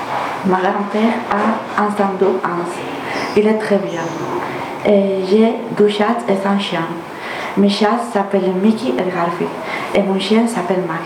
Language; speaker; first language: French; non-native, learner; Spanish